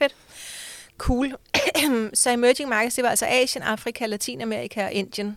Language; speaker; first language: Danish; native; Danish